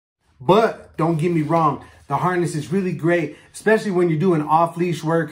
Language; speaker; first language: English; native; English